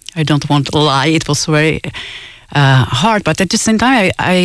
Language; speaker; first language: English; non-native, fluent; Czech